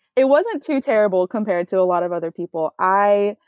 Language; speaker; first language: English; native; English